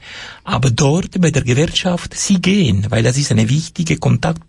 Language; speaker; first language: German; non-native, fluent; Italian